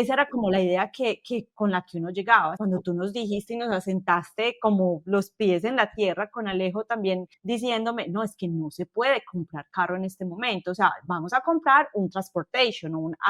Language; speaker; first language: Spanish; native; Spanish